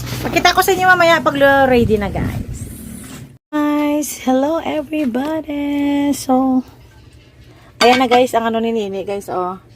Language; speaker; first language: Filipino; native; Filipino